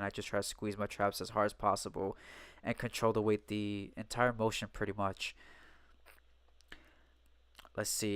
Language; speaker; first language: English; native; English